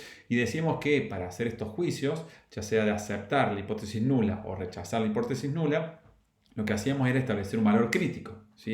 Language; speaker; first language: Spanish; native; Spanish